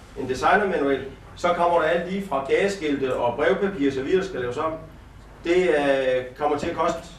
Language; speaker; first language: Danish; native; Danish